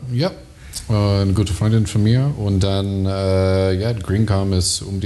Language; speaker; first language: German; non-native, learner; English